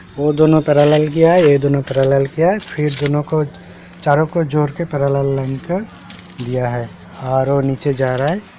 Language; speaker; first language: Hindi; non-native, local second language; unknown